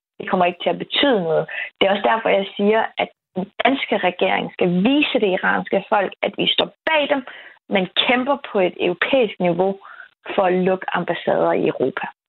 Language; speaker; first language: Danish; early bilingual, other home language; Kurdish